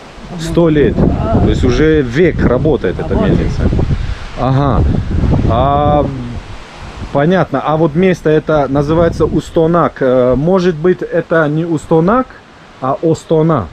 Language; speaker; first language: Russian; non-native, local second language; Tajik